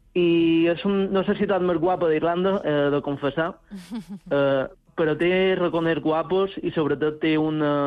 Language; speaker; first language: Catalan; native; Catalan